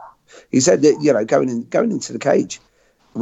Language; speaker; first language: English; native; English